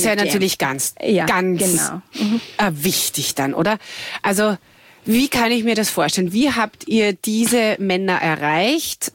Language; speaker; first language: German; native; German